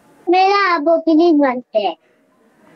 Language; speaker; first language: Hindi; non-native, local second language; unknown